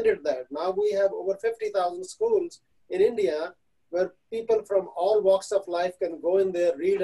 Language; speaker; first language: English; non-native, local second language; Hindi